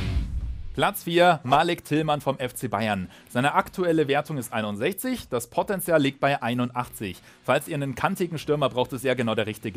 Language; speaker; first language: German; native; German